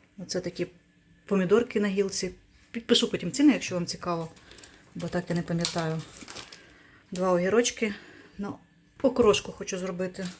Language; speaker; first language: Ukrainian; non-native, local second language; Russian